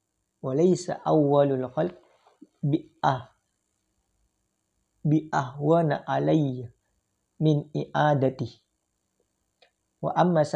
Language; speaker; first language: Arabic; non-native, fluent; Indonesian